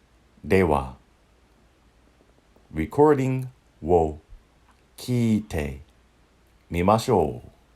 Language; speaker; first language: Japanese; non-native, fluent; English